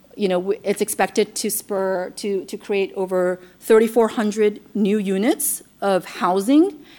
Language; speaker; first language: English; non-native, fluent; Chinese